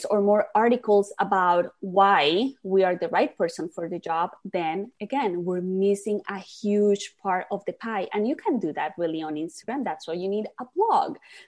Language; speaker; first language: English; non-native, fluent; Spanish